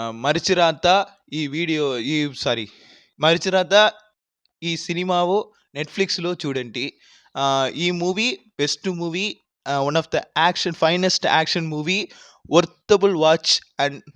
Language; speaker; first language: Telugu; non-native, learner; Tamil